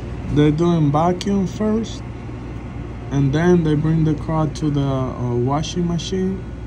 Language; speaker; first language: English; non-native, learner; Spanish